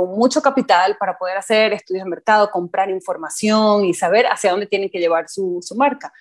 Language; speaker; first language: Spanish; native; Spanish